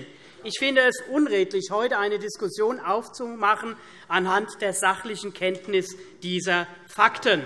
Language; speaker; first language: German; native; German